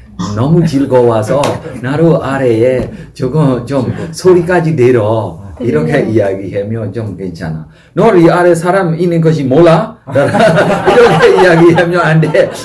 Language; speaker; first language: Korean; non-native, fluent; Burmese